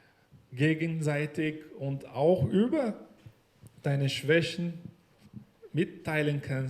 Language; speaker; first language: German; non-native, learner; Portuguese